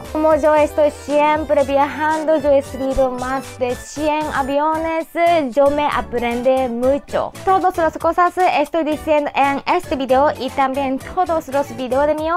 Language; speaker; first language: Spanish; non-native, learner; Japanese